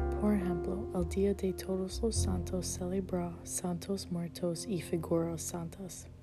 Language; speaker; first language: Spanish; non-native, learner; English